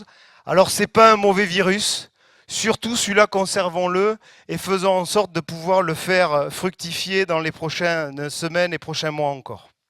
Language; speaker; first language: French; native; French